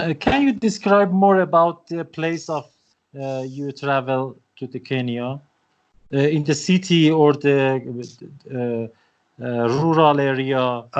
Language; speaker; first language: English; non-native, learner; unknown